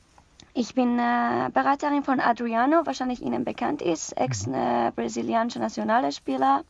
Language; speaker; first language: German; non-native, learner; Persian